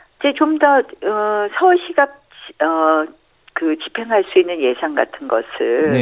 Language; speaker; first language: Korean; native; Korean